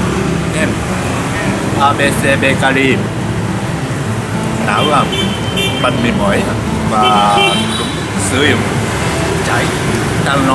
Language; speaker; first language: Vietnamese; non-native, learner; Japanese